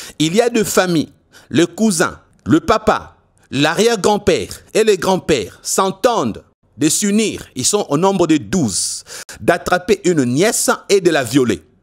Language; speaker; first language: French; non-native, local second language; Lingala